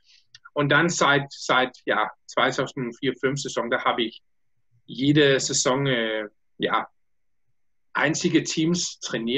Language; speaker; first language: German; non-native, learner; Danish